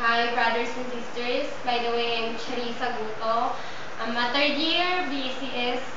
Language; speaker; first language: English; non-native, local second language; Filipino